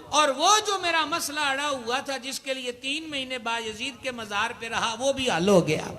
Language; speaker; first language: Urdu; non-native, local second language; Punjabi